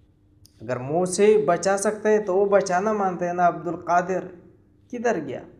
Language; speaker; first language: Hindi; non-native, local second language; Pashto